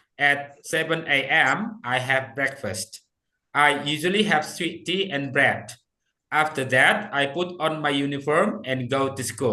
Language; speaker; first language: English; non-native, fluent; Indonesian